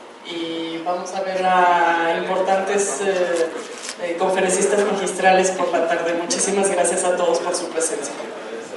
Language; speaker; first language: Spanish; native; Spanish